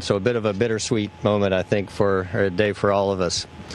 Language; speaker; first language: English; native; English